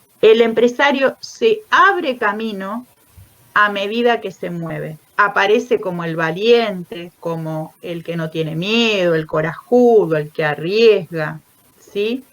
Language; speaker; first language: Spanish; native; Spanish